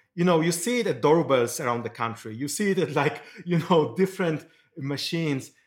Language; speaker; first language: English; non-native, fluent; Polish